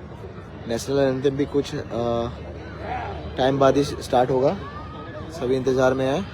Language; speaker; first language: Hindi; non-native, local second language; Bangla